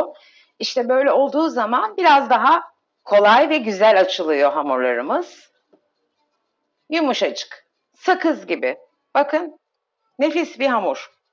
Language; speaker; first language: Turkish; native; Turkish